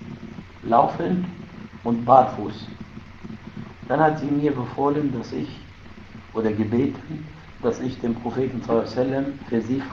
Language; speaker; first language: German; non-native, fluent; Arabic